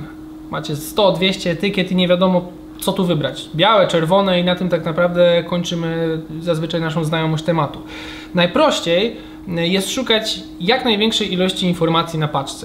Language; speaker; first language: Polish; native; Polish